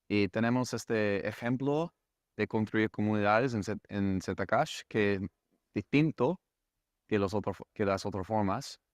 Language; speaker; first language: Spanish; non-native, fluent; English